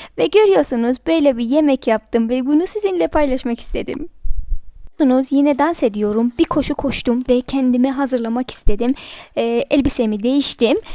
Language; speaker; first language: Turkish; non-native, fluent; Persian